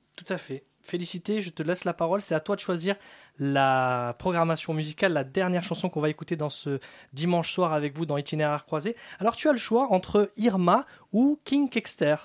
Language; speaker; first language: French; native; French